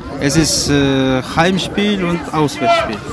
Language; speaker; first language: German; non-native, learner; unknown